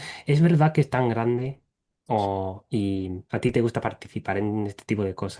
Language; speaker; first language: Spanish; non-native, fluent; English